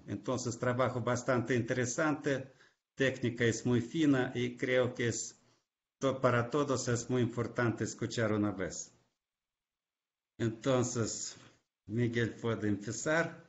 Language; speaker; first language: Spanish; non-native, fluent; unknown